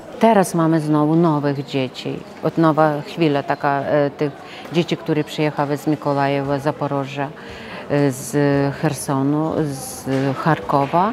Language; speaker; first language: Polish; non-native, local second language; Ukrainian